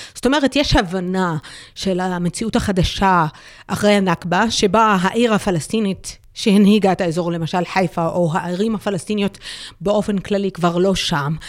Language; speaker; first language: Hebrew; non-native, local second language; Arabic